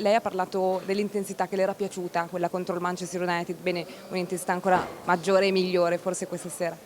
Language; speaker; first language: Italian; native; Italian